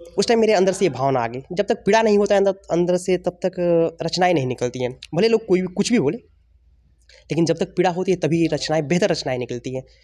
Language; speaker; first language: Hindi; native; Hindi